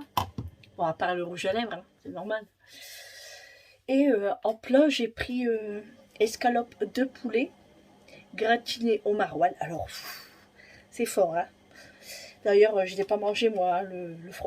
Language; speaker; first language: French; native; French